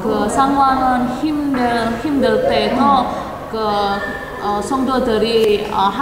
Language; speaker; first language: Korean; non-native, learner; Indonesian